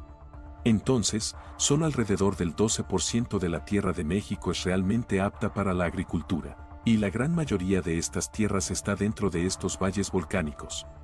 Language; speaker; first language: Spanish; native; Spanish